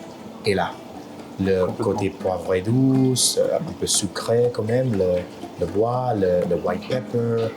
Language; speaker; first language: French; non-native, fluent; Spanish